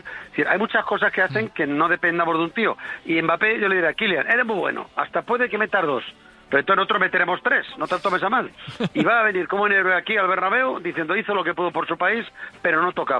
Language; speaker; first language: Spanish; native; Spanish